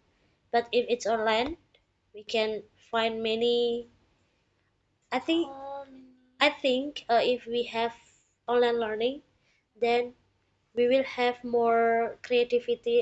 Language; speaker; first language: English; non-native, learner; Indonesian